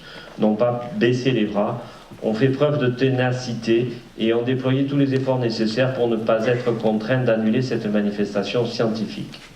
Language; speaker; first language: French; native; French